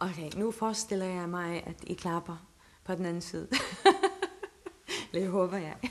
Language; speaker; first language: Danish; non-native, local second language; Faroese